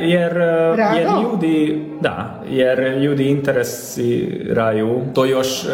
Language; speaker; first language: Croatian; non-native, local second language; Hungarian